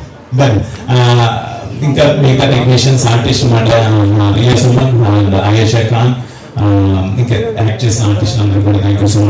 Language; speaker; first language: Telugu; native; Telugu